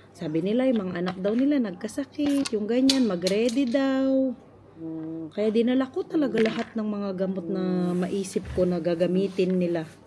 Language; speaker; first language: Filipino; non-native, local second language; Pampanga